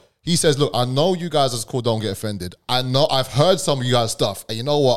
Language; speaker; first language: English; native; English